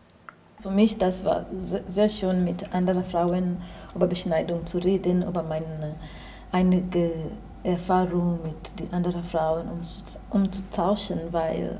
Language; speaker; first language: German; non-native, learner; Swahili